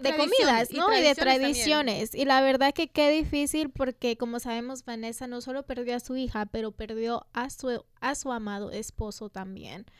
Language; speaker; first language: Spanish; early bilingual, heritage; Spanish